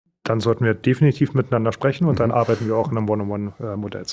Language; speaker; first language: German; native; German